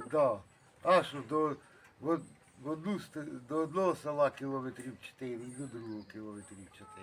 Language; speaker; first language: Ukrainian; native; Ukrainian